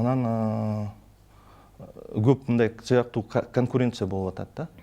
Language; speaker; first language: Kyrgyz; non-native, local second language; Russian